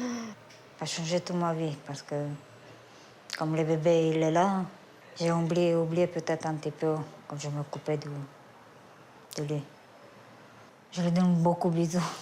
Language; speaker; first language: French; non-native, learner; Romanian